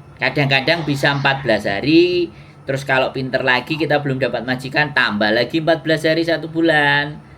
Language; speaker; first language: Indonesian; non-native, local second language; Javanese